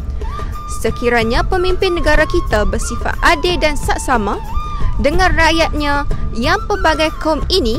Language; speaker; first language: Malay; native; Malay